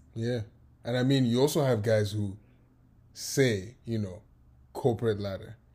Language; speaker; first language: English; non-native, local second language; Yoruba